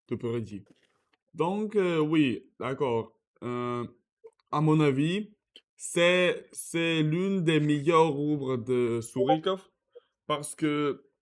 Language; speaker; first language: French; non-native, learner; Russian